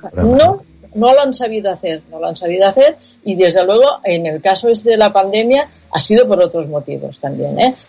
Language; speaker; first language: Spanish; non-native, local second language; Catalan